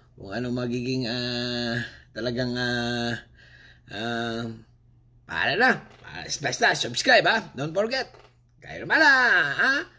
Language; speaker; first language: Filipino; non-native, local second language; Cebuano